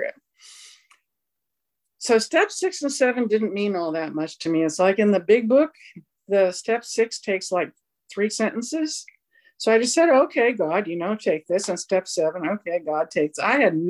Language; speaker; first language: English; native; English